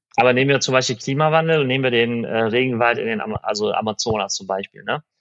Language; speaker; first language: German; early bilingual, other home language; Persian